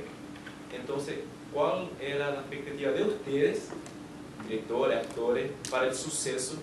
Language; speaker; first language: Spanish; non-native, fluent; Portuguese